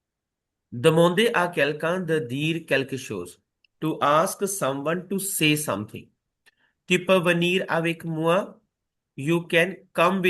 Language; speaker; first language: French; non-native, fluent; Hindi